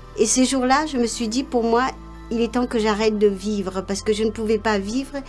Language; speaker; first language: French; non-native, local second language; Morisyen